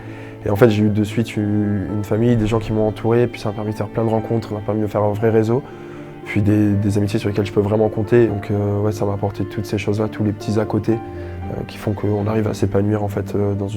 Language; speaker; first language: French; native; French